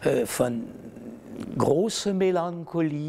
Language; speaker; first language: German; non-native, fluent; French